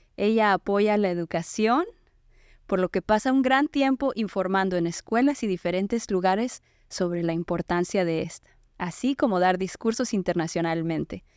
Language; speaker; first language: Spanish; native; Spanish